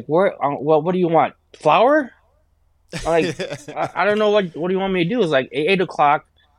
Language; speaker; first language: English; non-native, local second language; Filipino